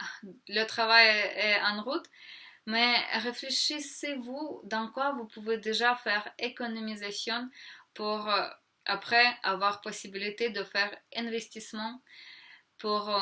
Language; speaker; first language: French; non-native, fluent; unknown